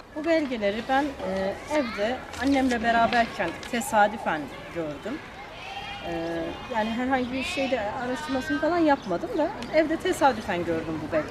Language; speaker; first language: Turkish; native; Turkish